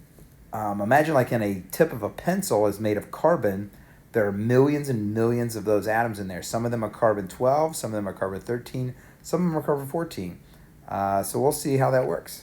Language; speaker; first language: English; native; English